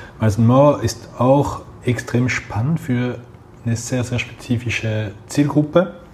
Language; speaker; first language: German; non-native, local second language; French